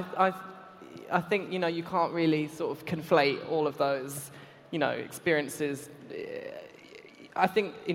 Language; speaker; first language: English; native; English